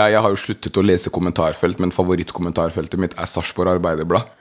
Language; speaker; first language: Norwegian; native; Norwegian